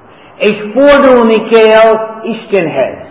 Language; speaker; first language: Hungarian; non-native, learner; English